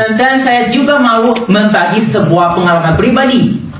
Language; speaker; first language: Indonesian; non-native, learner; Chinese